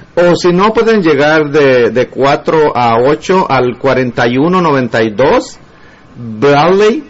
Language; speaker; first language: Spanish; native; Spanish